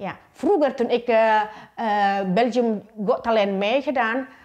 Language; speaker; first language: Dutch; non-native, learner; Indonesian